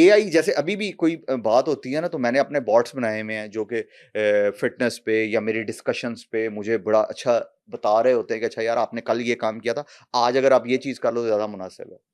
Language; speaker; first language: Urdu; non-native, local second language; Punjabi